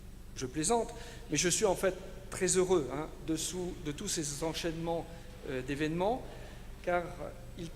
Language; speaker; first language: French; native; French